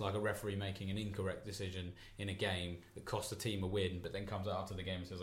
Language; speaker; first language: English; native; English